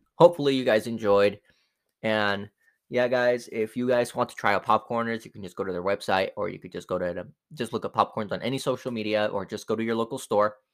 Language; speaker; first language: English; non-native, fluent; Spanish